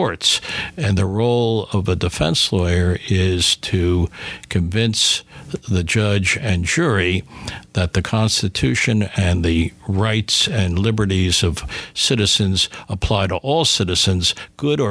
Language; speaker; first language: English; native; English